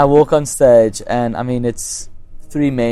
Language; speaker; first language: English; non-native, local second language; Afrikaans